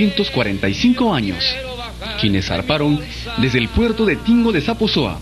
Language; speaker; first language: Spanish; native; Spanish